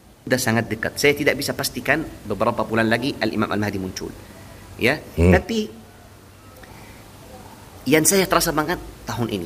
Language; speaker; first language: Indonesian; non-native, fluent; Arabic